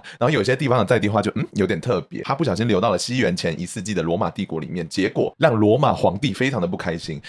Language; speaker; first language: Chinese; native; Chinese